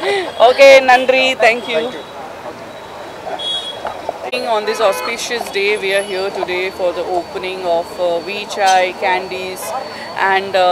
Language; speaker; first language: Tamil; non-native, fluent; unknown